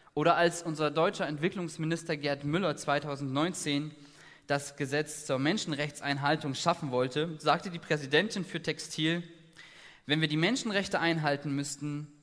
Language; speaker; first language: German; native; German